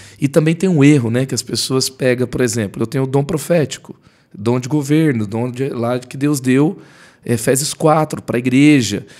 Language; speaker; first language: Portuguese; native; Portuguese